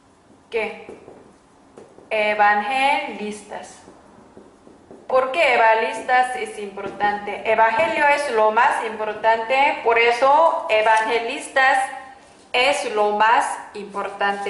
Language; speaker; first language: Spanish; non-native, fluent; Korean